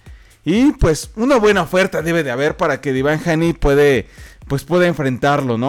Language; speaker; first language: Spanish; native; Spanish